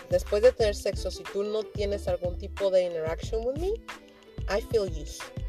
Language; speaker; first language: Spanish; early bilingual, heritage; Spanish